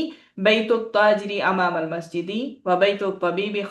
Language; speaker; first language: Arabic; non-native, fluent; Urdu